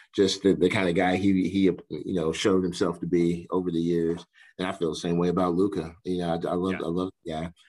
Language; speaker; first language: English; native; English